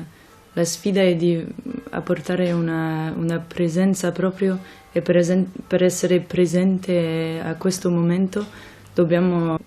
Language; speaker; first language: Italian; non-native, fluent; French